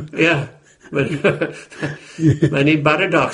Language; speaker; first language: Welsh; native; Welsh